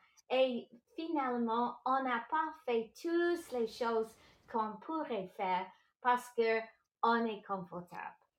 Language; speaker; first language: French; non-native, local second language; English